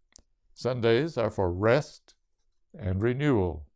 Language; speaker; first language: English; native; English